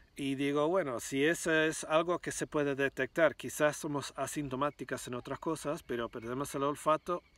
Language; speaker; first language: Spanish; non-native, fluent; English